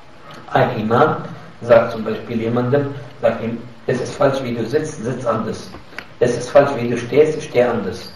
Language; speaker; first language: German; non-native, fluent; Arabic